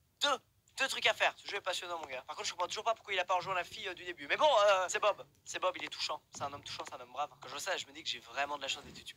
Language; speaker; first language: French; native; French